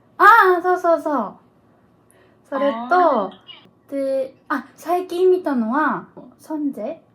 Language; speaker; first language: Japanese; early bilingual, heritage; Korean